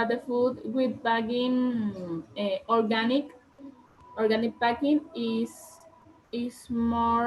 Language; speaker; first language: English; non-native, learner; Spanish